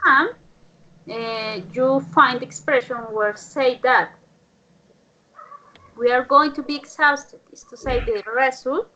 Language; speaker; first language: English; non-native, fluent; Spanish